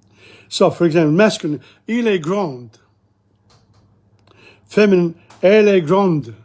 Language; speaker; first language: French; non-native, fluent; English